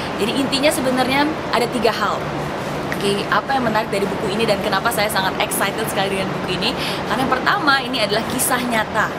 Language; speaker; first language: Indonesian; native; Indonesian